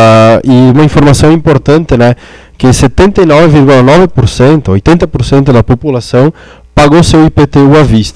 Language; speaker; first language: Portuguese; native; Portuguese